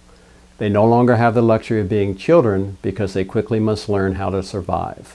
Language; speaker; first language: English; native; English